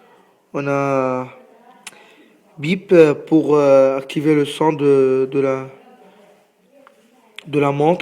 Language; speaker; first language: French; non-native, fluent; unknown